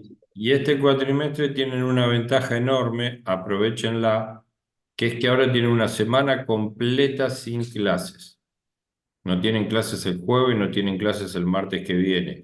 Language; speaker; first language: Spanish; native; Spanish